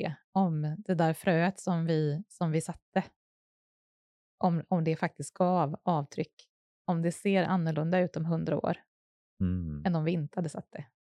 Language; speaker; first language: Swedish; native; Swedish